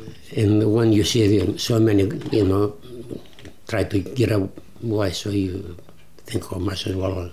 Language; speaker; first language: English; non-native, learner; Greek